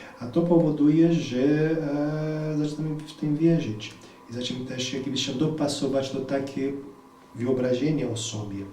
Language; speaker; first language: Polish; non-native, fluent; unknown